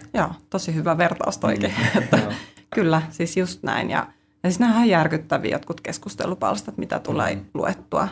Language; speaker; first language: Finnish; native; Finnish